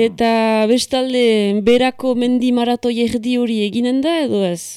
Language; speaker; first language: Basque; native; Basque